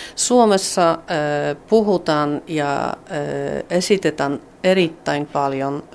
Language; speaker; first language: Finnish; non-native, fluent; Polish